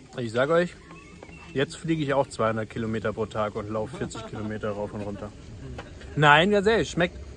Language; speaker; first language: German; native; German